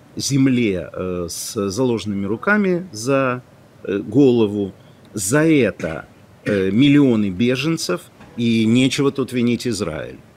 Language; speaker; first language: Russian; non-native, local second language; Ukrainian